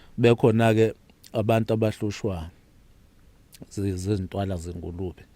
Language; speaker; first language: Zulu; native; Zulu